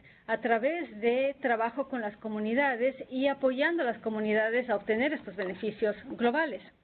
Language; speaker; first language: Spanish; native; Spanish